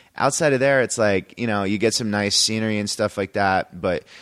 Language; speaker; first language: English; native; English